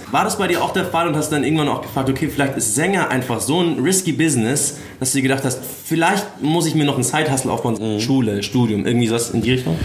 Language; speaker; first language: German; native; German